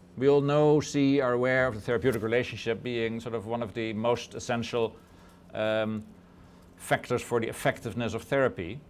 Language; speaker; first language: English; non-native, fluent; Dutch